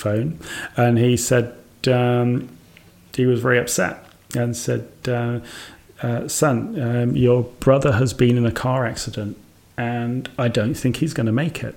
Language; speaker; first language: English; native; English